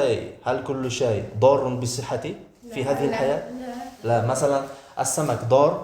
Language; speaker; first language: Arabic; non-native, fluent; Uzbek